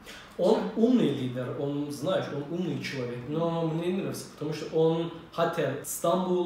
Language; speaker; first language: Russian; non-native, learner; Turkish